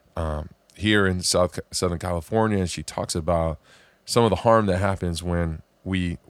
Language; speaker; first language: English; native; English